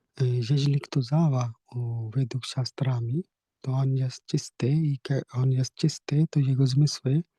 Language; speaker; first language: Polish; non-native, learner; Hindi